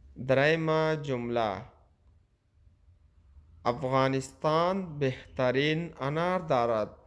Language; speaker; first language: Persian; non-native, local second language; Pashto